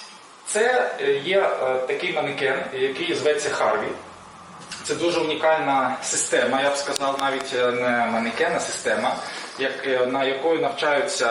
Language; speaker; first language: Ukrainian; native; Ukrainian